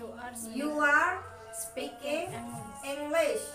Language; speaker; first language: English; non-native, learner; Indonesian